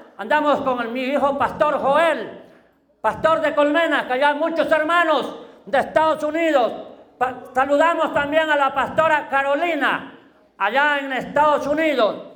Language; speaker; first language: Spanish; native; Spanish